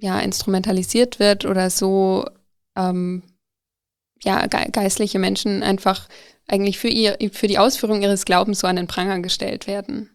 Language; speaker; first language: German; native; German